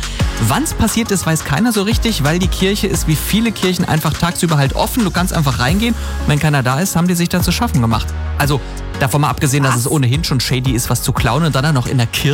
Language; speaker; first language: German; native; German